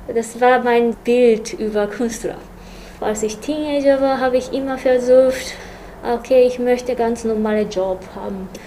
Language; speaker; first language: German; non-native, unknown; Japanese